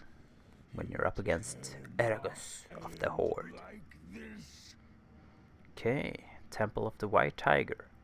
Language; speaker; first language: English; non-native, fluent; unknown